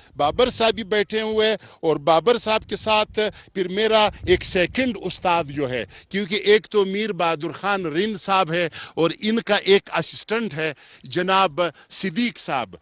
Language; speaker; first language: Urdu; non-native, local second language; Pashto